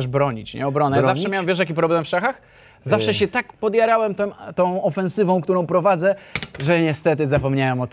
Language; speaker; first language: Polish; native; Polish